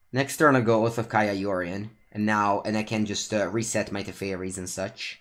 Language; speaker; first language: English; non-native, fluent; Italian